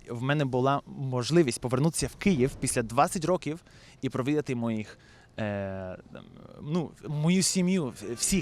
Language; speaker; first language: Ukrainian; early bilingual, heritage; Ukrainian